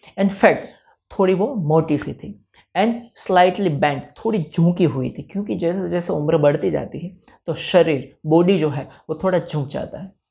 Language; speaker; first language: Hindi; non-native, local second language; Gujarati